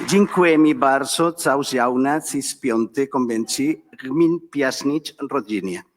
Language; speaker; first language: Polish; non-native, learner; Catalan